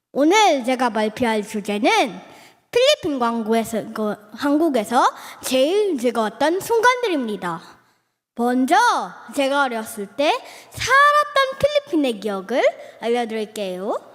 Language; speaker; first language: Korean; early bilingual, other home language; Filipino